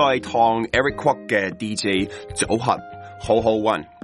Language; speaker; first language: Cantonese; non-native, learner; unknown